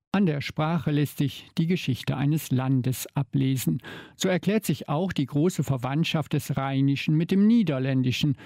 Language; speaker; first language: German; native; German